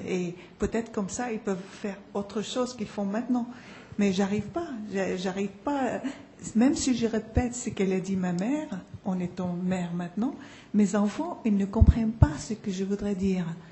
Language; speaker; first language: French; non-native, fluent; Arabic